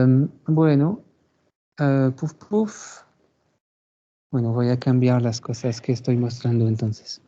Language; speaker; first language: Spanish; non-native, fluent; French